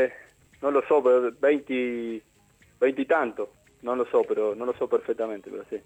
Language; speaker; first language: Italian; non-native, learner; Spanish